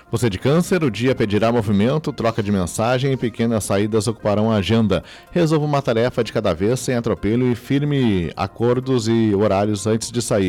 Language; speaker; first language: Portuguese; native; Portuguese